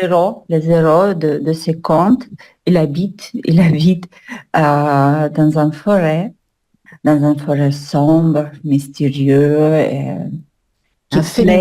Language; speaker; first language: French; non-native, learner; Russian